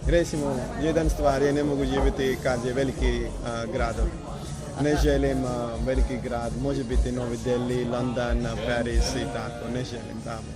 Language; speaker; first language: Croatian; non-native, learner; Punjabi